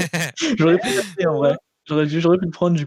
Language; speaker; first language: French; native; French